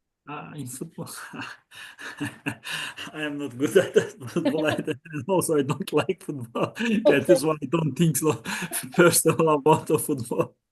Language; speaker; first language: English; non-native, learner; Azerbaijani